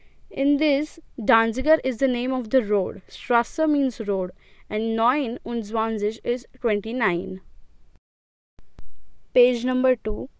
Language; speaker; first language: English; non-native, local second language; Marathi